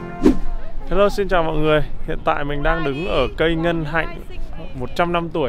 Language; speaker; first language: Vietnamese; native; Vietnamese